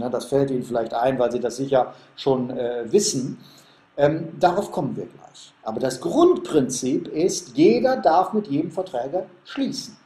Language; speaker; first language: German; native; German